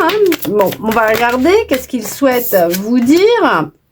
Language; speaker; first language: French; native; French